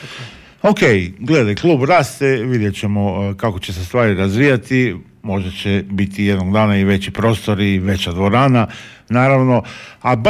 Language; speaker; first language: Croatian; native; Croatian